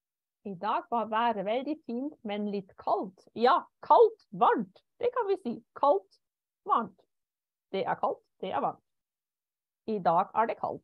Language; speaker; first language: Norwegian; non-native, fluent; German